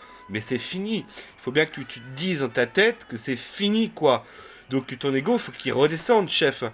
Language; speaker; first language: French; native; French